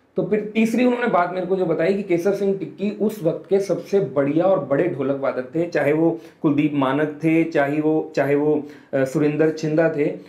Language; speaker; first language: Hindi; native; Hindi